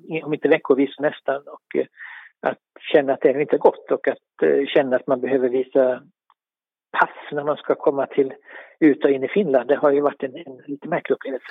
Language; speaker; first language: Swedish; native; Swedish